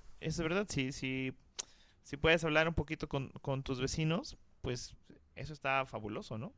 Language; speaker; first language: Spanish; native; Spanish